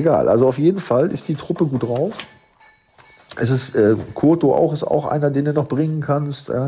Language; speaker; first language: German; native; German